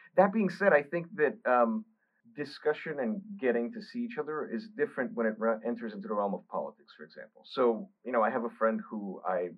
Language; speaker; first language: English; early bilingual, other home language; Bulgarian